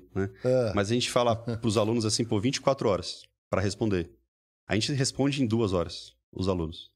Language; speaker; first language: Portuguese; native; Portuguese